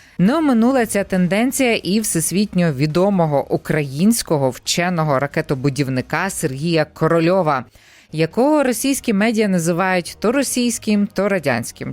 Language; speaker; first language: Ukrainian; native; Ukrainian